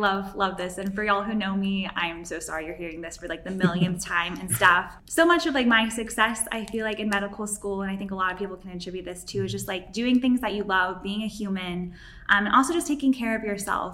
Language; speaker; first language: English; native; English